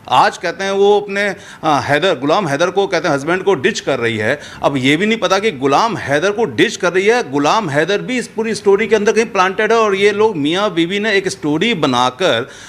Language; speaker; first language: Hindi; native; Hindi